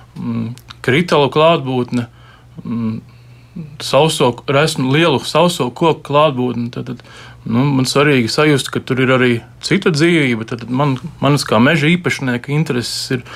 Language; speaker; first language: Latvian; native; Latvian